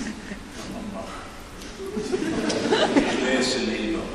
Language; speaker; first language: German; non-native, learner; Swedish